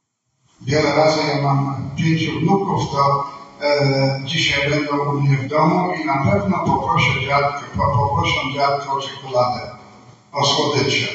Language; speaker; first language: Polish; non-native, fluent; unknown